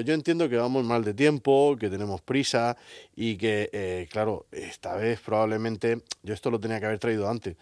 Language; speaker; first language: Spanish; native; Spanish